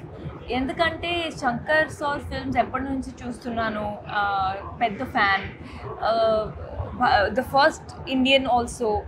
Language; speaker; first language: Telugu; non-native, learner; Hindi